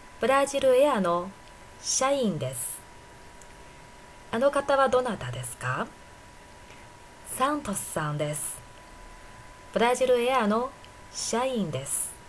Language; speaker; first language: Japanese; non-native, fluent; Chinese